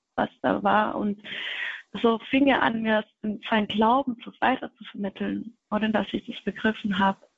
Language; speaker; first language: German; non-native, fluent; Kinyarwanda